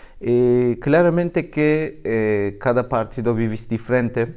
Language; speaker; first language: Spanish; non-native, learner; Turkish